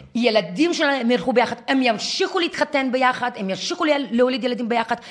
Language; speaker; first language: Hebrew; non-native, fluent; Ukrainian